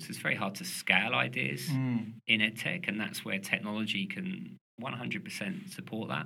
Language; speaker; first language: English; native; English